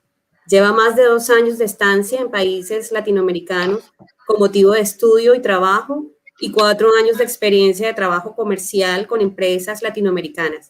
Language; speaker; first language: Spanish; native; Spanish